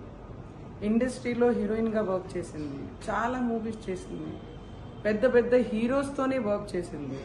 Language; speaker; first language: Telugu; non-native, fluent; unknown